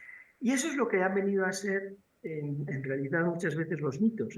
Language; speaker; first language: Spanish; native; Spanish